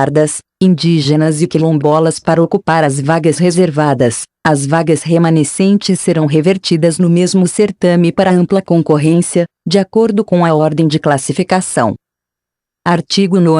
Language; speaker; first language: Portuguese; native; Portuguese